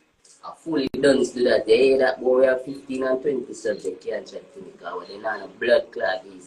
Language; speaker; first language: English; native; English